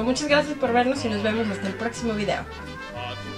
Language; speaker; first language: Spanish; native; Spanish